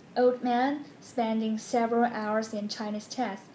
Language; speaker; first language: English; non-native, fluent; Chinese